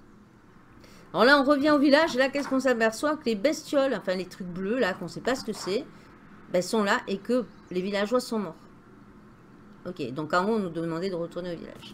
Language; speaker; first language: French; native; French